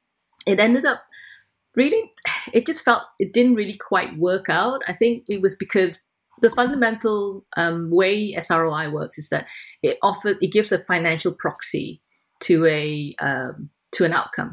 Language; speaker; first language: English; non-native, local second language; Cantonese